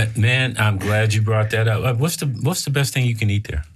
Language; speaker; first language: English; native; English